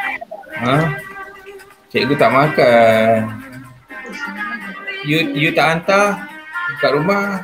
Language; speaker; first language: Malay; non-native, local second language; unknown